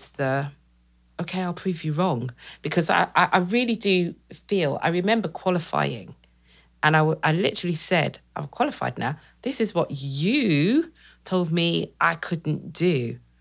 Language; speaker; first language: English; native; English